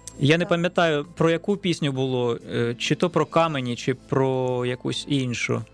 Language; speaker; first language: Ukrainian; non-native, local second language; Russian